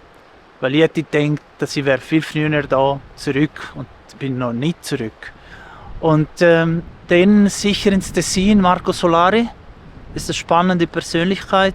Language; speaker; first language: German; non-native, local second language; Italian